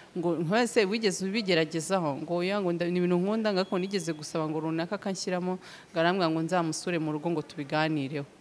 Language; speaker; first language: Kinyarwanda; native; Kinyarwanda